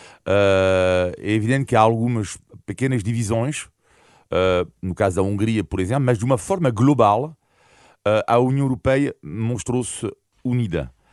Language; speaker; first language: Portuguese; non-native, fluent; French